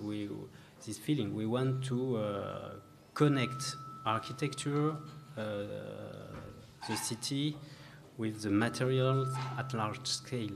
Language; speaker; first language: English; non-native, learner; French